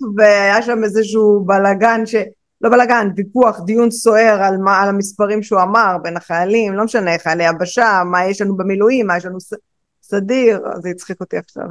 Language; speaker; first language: Hebrew; native; Hebrew